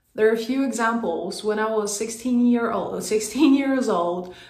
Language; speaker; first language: English; non-native, fluent; Swedish